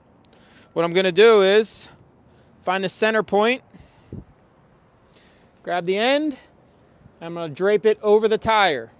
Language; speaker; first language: English; native; English